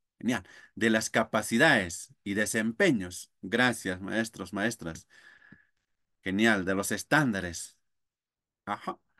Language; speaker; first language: Spanish; non-native, local second language; Quechua